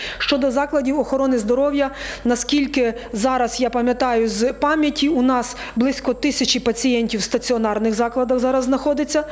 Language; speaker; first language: Ukrainian; native; Ukrainian